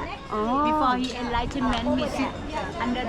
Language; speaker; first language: English; non-native, fluent; Thai